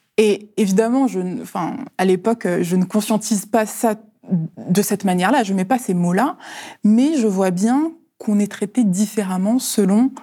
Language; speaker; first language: French; early bilingual, other home language; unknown